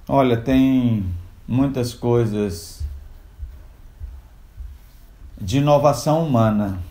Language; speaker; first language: Portuguese; non-native, local second language; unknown